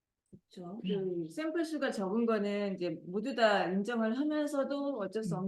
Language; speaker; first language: Korean; native; Korean